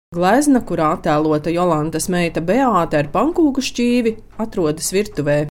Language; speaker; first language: Latvian; native; Latvian